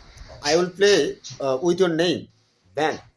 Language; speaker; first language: English; non-native, learner; Bangla